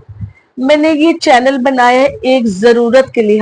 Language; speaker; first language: Hindi; native; Hindi